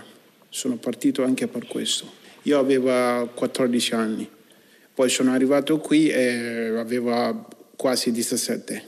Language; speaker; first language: Italian; non-native, learner; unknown